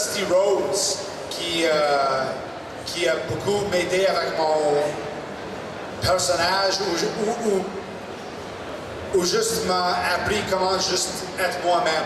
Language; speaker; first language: French; non-native, local second language; English